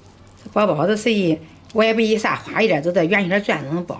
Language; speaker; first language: Chinese; native; Chinese